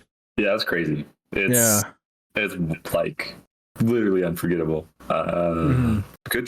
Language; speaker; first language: English; native; English